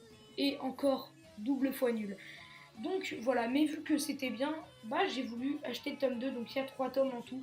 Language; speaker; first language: French; native; French